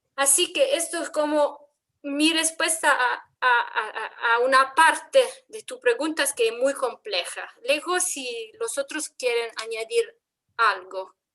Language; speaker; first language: Spanish; non-native, fluent; Italian